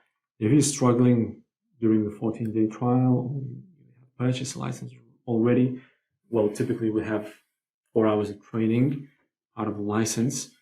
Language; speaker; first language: English; non-native, fluent; Lithuanian